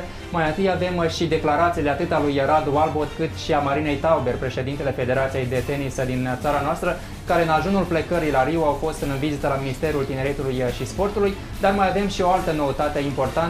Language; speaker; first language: Romanian; native; Romanian